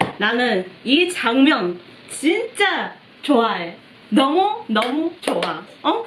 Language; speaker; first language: Korean; non-native, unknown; Chinese